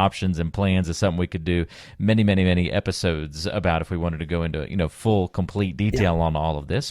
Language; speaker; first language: English; native; English